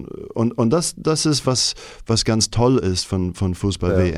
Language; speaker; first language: German; non-native, fluent; English